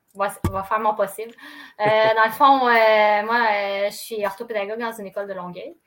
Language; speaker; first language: French; native; French